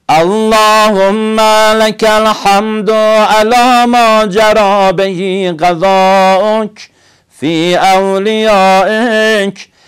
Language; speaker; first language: Arabic; non-native, fluent; Persian